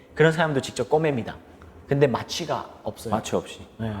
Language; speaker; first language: Korean; native; Korean